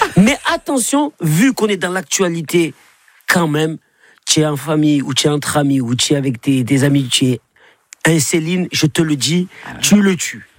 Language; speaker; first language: French; native; French